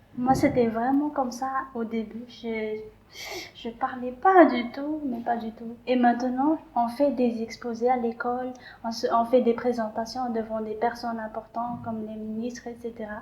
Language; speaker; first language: French; non-native, local second language; Malagasy